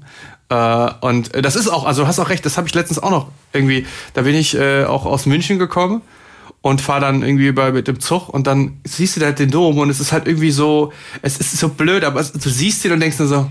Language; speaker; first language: German; native; German